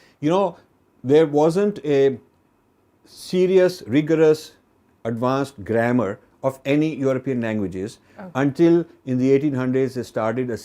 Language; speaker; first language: English; non-native, local second language; Hindi